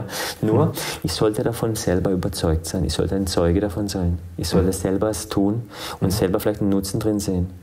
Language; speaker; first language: German; early bilingual, other home language; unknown